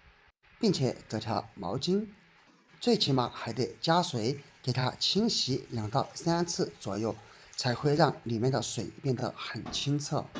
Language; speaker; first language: Chinese; native; Chinese